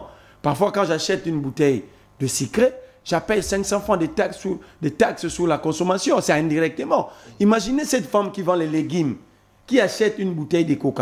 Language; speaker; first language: French; non-native, local second language; Lingala